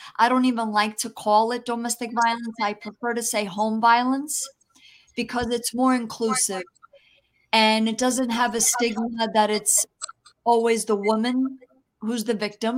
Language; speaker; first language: English; early bilingual, other home language; Italian